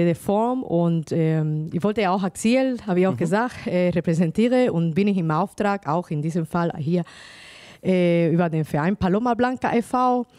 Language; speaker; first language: German; non-native, fluent; Spanish